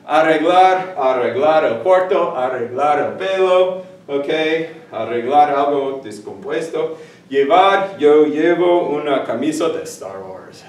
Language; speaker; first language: Spanish; non-native, fluent; English